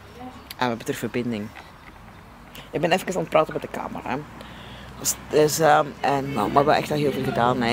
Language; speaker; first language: Dutch; native; Dutch